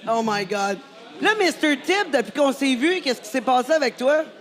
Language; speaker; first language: French; native; French